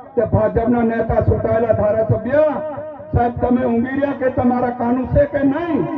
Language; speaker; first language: Gujarati; non-native, local second language; Rathawi